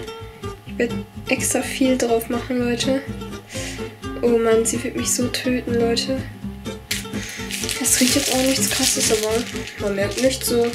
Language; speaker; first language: German; native; German